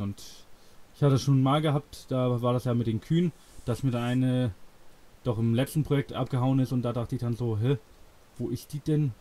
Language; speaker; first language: German; native; German